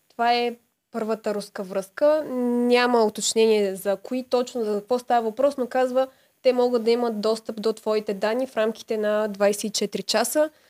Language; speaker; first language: Bulgarian; native; Bulgarian